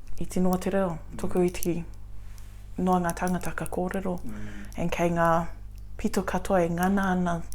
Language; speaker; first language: Māori; non-native, local second language; English